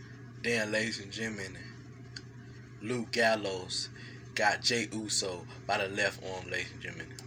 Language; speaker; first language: English; native; English